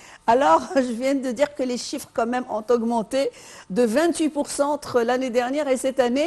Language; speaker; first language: French; non-native, fluent; Arabic